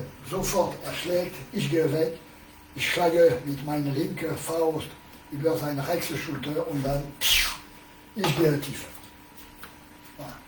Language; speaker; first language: German; non-native, learner; French